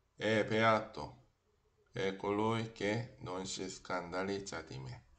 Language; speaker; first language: Italian; non-native, fluent; Korean